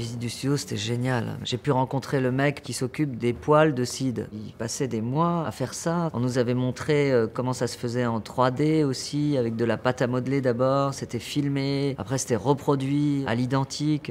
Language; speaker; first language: French; native; French